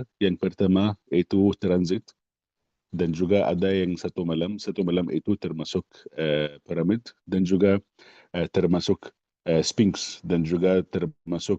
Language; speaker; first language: Indonesian; non-native, fluent; Arabic